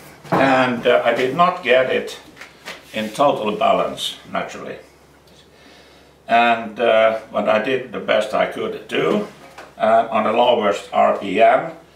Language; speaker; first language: English; non-native, fluent; Finnish